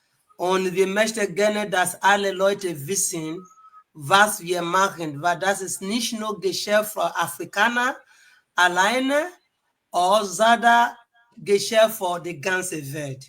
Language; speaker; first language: German; non-native, fluent; Igbo